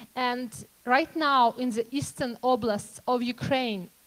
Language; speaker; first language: English; non-native, fluent; Ukrainian